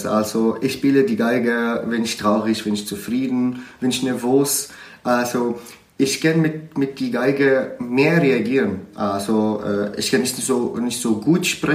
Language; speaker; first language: German; non-native, learner; Arabic